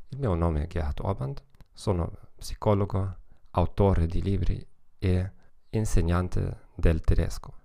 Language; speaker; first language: Italian; non-native, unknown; German